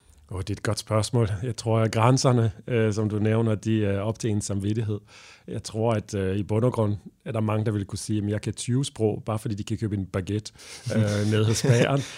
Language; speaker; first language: Danish; non-native, fluent; French